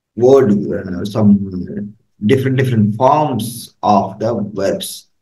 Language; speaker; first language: English; non-native, local second language; Telugu